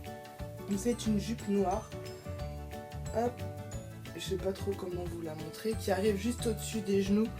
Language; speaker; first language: French; native; French